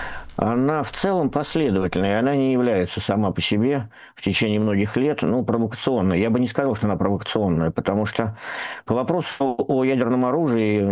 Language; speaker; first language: Russian; native; Russian